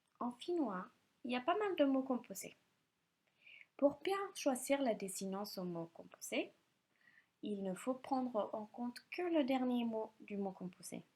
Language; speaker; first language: French; non-native, fluent; Finnish